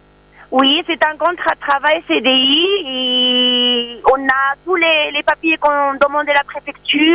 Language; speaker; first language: French; non-native, learner; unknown